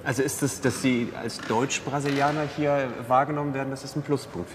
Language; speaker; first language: German; native; German